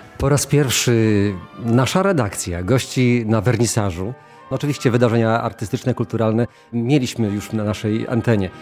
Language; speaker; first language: Polish; native; Polish